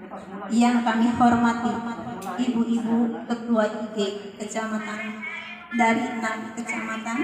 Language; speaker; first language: Indonesian; non-native, local second language; Sundanese